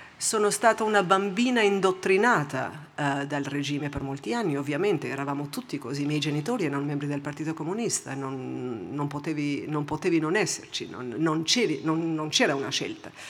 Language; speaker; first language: Italian; non-native, local second language; Albanian